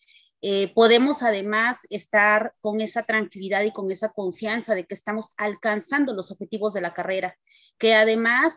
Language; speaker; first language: Spanish; native; Spanish